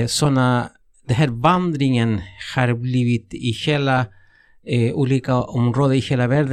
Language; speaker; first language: Swedish; non-native, fluent; Spanish